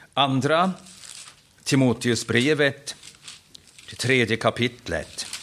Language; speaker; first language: Swedish; non-native, fluent; German